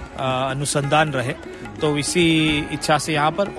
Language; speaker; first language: Hindi; native; Hindi